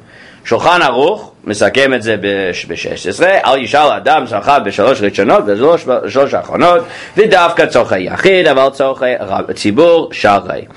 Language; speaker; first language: Hebrew; non-native, fluent; English